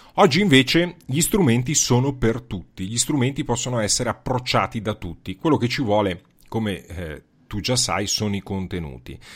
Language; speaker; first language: Italian; native; Italian